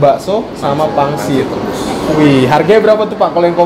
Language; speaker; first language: Indonesian; native; Indonesian